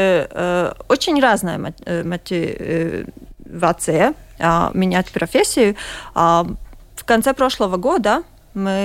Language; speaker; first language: Russian; non-native, local second language; Latvian